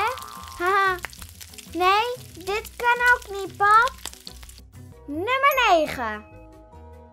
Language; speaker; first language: Dutch; native; Dutch